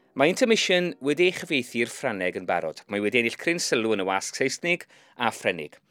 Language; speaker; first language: Welsh; native; Welsh